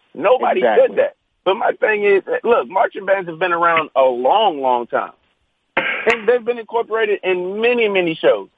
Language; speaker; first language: English; native; English